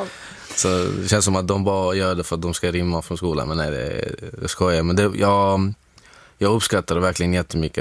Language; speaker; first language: Swedish; non-native, fluent; Arabic